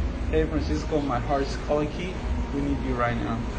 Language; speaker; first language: English; non-native, fluent; Spanish